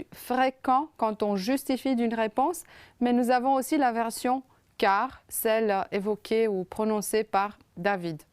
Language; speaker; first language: French; non-native, fluent; Romanian